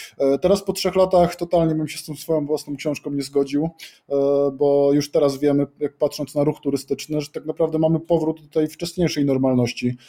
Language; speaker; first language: Polish; native; Polish